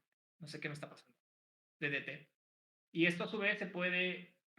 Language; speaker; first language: Spanish; native; Spanish